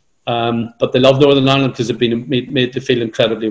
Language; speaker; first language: English; native; English